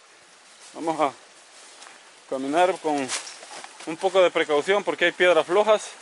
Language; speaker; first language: Spanish; native; Spanish